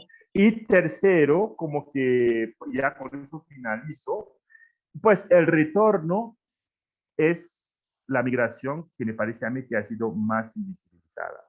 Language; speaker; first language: Spanish; non-native, fluent; Haitian Creole